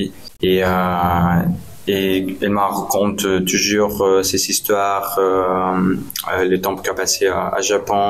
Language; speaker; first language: French; non-native, learner; Spanish